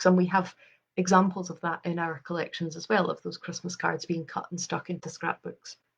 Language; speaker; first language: English; native; English